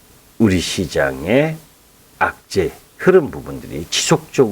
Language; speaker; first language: Korean; native; Korean